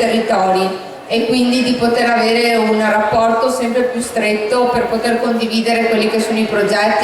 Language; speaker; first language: Italian; native; Italian